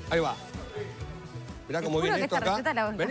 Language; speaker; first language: Spanish; native; Spanish